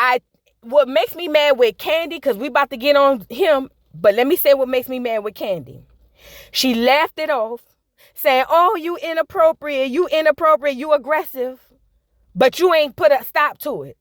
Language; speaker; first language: English; native; English